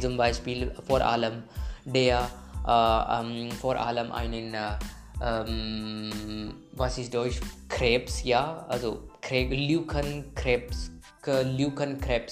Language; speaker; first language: German; non-native, learner; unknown